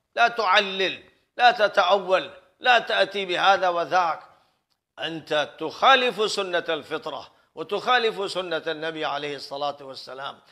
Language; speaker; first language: Arabic; non-native, fluent; Urdu